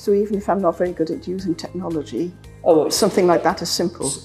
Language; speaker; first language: English; native; English